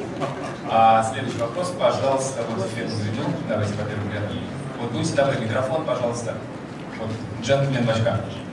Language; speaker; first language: Russian; native; Russian